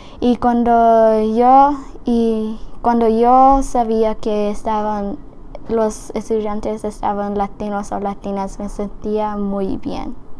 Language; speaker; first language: Spanish; non-native, learner; English